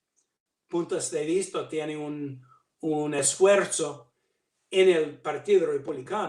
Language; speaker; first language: Spanish; non-native, fluent; English